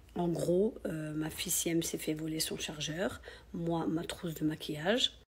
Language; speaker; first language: French; native; French